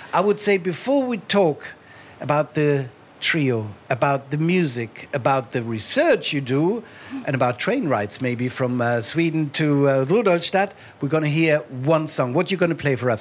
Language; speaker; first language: English; non-native, fluent; German